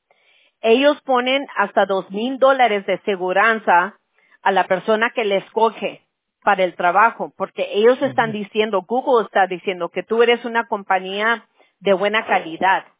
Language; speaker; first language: Spanish; early bilingual, heritage; Spanish